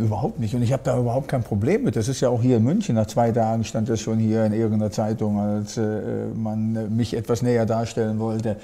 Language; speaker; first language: German; native; German